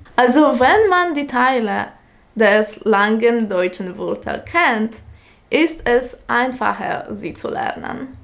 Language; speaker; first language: German; non-native, fluent; Polish